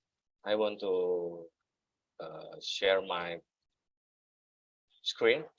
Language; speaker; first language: English; non-native, learner; Indonesian